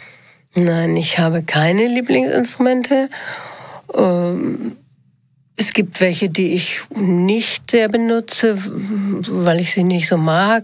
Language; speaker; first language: German; non-native, learner; Ukrainian